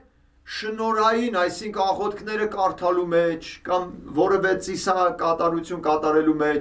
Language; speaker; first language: Armenian; native; Armenian